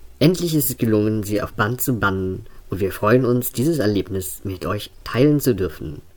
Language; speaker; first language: German; non-native, learner; Dutch